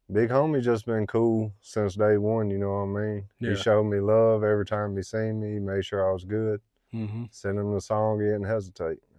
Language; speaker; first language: English; native; English